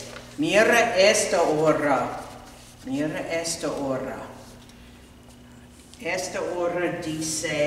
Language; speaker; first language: Spanish; non-native, fluent; English